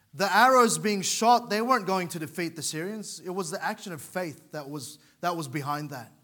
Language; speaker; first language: English; native; English